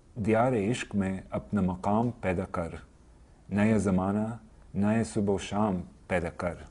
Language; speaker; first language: Urdu; non-native, fluent; English